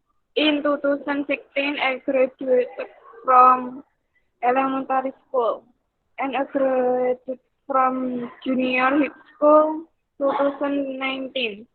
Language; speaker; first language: English; non-native, learner; Indonesian